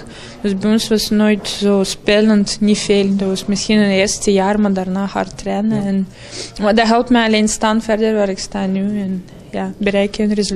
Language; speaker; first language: Dutch; non-native, learner; Russian